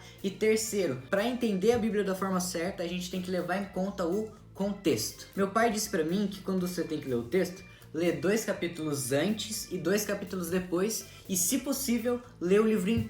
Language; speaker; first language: Portuguese; native; Portuguese